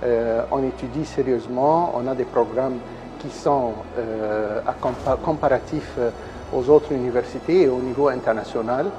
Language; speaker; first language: French; non-native, fluent; Arabic